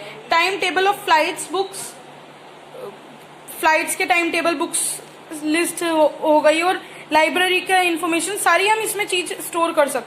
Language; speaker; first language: Hindi; native; Hindi